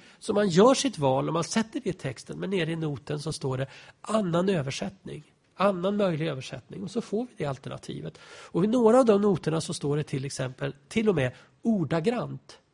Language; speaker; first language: Swedish; native; Swedish